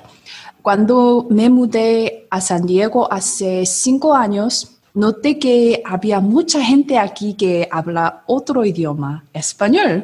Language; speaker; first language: Spanish; non-native, learner; Korean